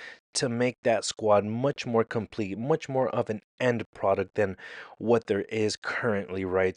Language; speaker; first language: English; native; English